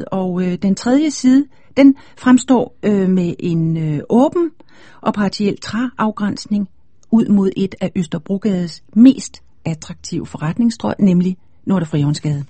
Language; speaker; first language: Danish; native; Danish